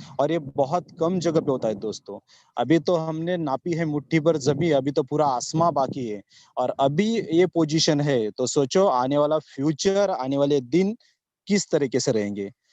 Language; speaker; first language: Hindi; non-native, local second language; Marathi